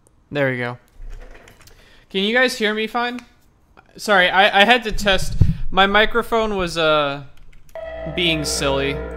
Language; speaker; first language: English; native; English